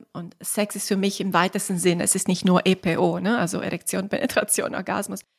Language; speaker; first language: German; non-native, fluent; Italian